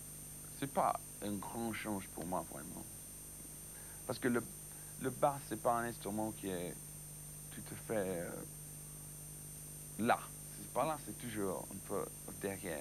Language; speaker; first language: French; non-native, learner; English